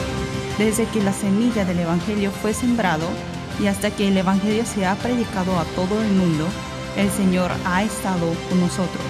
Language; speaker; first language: Spanish; non-native, learner; Korean